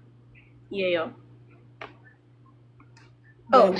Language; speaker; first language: Korean; non-native, learner; English